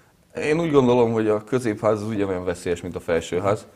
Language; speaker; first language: Hungarian; native; Hungarian